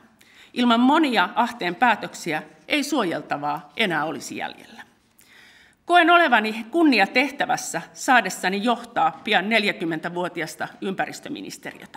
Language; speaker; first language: Finnish; native; Finnish